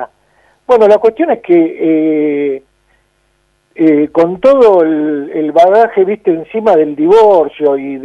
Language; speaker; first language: Spanish; native; Spanish